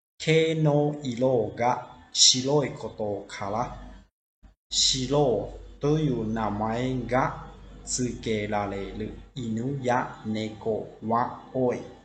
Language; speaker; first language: Japanese; non-native, fluent; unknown